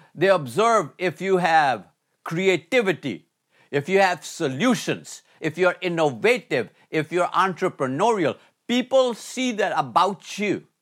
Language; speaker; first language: English; non-native, local second language; Hindi